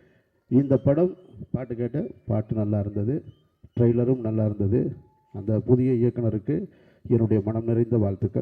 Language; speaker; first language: Tamil; native; Tamil